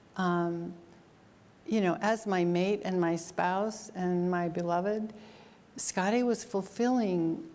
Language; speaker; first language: English; native; English